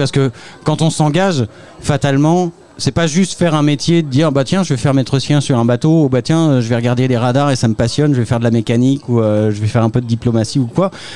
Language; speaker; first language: French; native; French